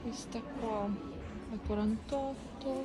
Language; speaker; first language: Italian; non-native, fluent; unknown